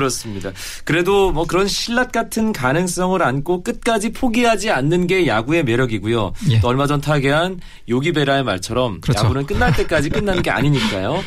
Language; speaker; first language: Korean; native; Korean